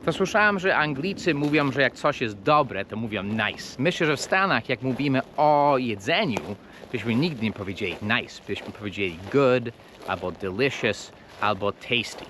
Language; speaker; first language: Polish; non-native, fluent; English